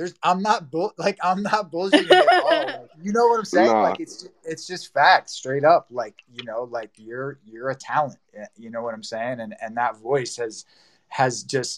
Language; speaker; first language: English; native; English